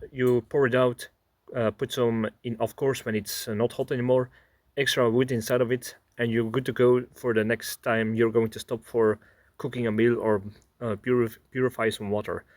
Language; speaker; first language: English; non-native, fluent; Dutch